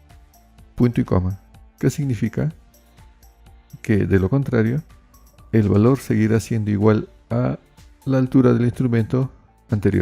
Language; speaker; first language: Spanish; native; Spanish